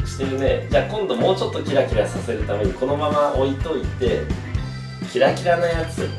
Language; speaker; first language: Japanese; native; Japanese